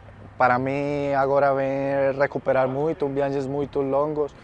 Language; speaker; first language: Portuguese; non-native, learner; Spanish